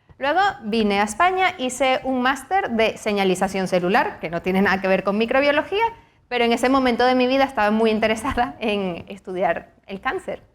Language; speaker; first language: Spanish; native; Spanish